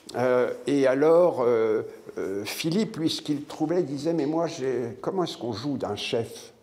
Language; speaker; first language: French; native; French